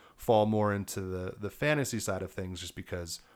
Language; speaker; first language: English; native; English